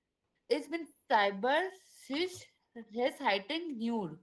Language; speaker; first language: German; non-native, learner; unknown